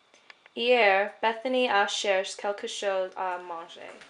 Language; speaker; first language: French; non-native, learner; English